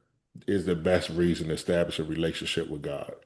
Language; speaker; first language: English; native; English